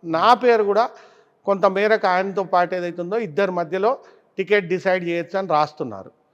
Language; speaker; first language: Telugu; native; Telugu